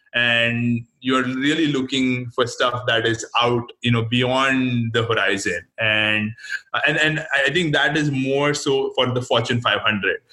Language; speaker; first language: English; non-native, local second language; Hindi